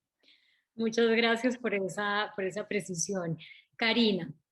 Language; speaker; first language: Spanish; native; Spanish